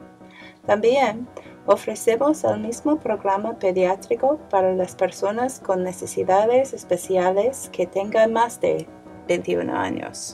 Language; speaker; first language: Spanish; non-native, learner; English